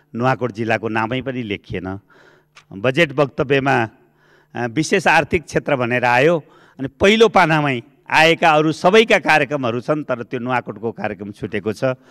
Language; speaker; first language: Nepali; native; Nepali